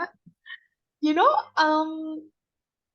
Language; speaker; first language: English; non-native, fluent; Indonesian